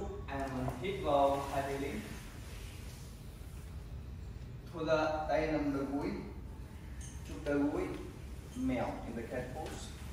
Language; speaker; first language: English; non-native, local second language; Hindi